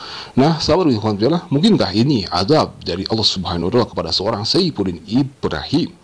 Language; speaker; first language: Indonesian; native; Indonesian